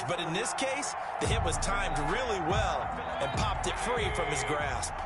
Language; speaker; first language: English; native; English